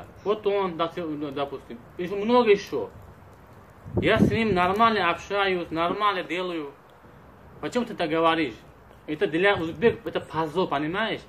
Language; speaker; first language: Russian; non-native, learner; Uzbek